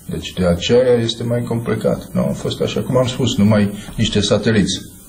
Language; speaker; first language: Romanian; non-native, fluent; Czech